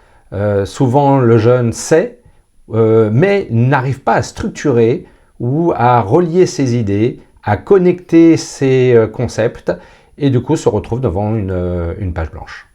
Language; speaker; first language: French; native; French